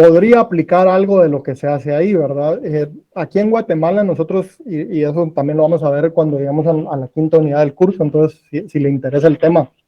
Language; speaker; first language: Spanish; native; Spanish